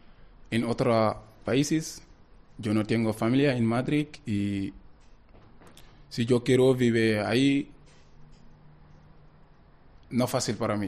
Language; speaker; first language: Spanish; non-native, learner; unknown